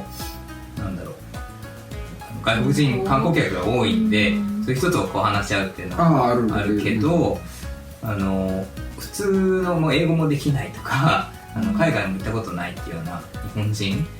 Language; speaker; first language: Japanese; native; Japanese